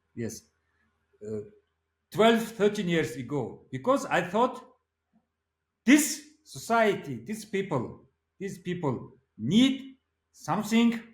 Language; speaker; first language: English; non-native, learner; Mongolian